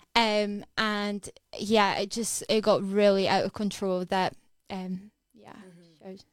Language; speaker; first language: English; native; English